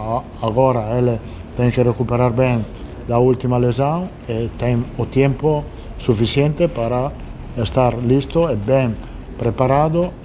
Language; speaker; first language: Portuguese; non-native, learner; Italian